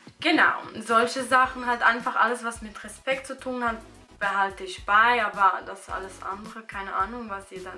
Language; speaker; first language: German; early bilingual, other home language; Albanian